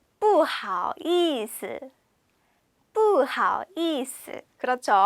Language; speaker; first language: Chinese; non-native, fluent; Korean